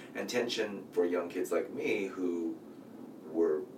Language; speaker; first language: English; native; English